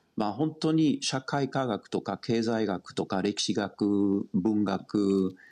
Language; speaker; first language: Japanese; non-native, fluent; German